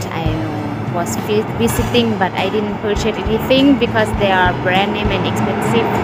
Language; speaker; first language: English; non-native, learner; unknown